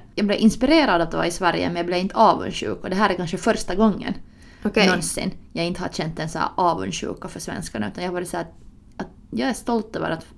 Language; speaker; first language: Swedish; early bilingual, other home language; Finnish